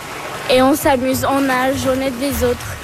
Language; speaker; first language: French; early bilingual, other home language; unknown